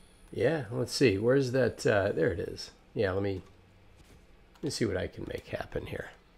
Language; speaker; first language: English; native; English